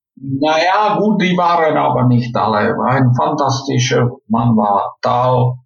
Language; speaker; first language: German; non-native, fluent; Czech